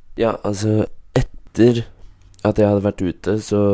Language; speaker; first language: Norwegian; native; Norwegian